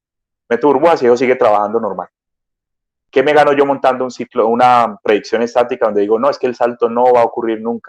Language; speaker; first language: Spanish; native; Spanish